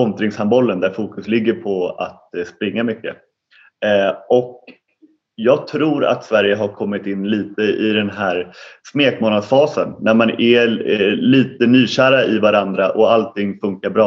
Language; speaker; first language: Swedish; native; Swedish